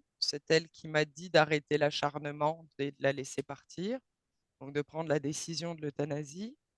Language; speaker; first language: French; native; French